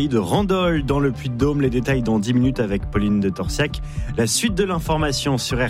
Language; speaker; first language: French; native; French